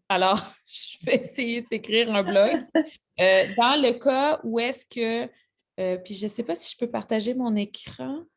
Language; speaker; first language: French; native; French